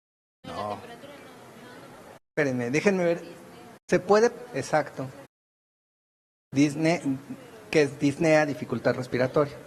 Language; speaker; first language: Spanish; native; Spanish